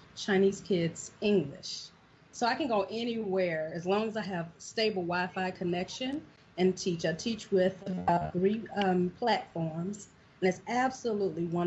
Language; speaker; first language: English; native; English